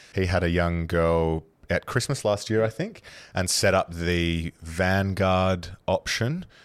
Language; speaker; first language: English; native; English